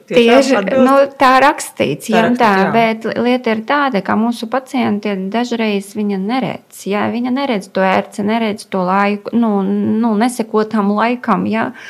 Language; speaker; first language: Latvian; non-native, local second language; Russian